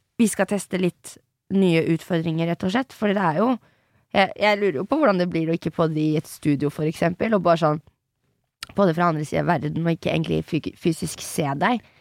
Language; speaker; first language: Norwegian; early bilingual, other home language; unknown